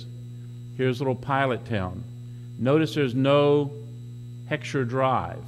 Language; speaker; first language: English; native; English